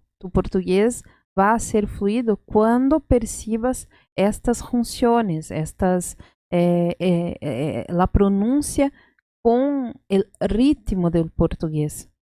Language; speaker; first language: Spanish; non-native, fluent; Portuguese